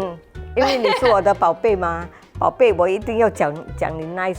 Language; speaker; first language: Chinese; native; Chinese